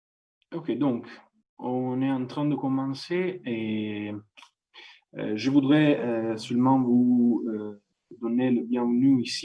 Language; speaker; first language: French; non-native, fluent; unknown